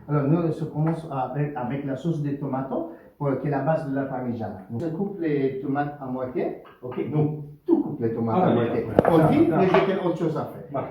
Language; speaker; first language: French; non-native, fluent; Italian